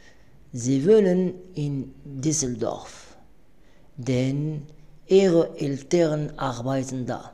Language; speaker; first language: German; non-native, learner; Arabic